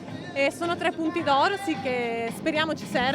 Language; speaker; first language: Italian; native; Italian